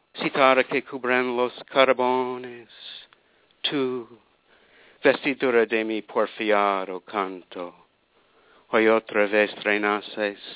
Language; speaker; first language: Spanish; non-native, fluent; English